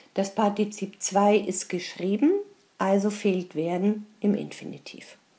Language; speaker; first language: German; native; German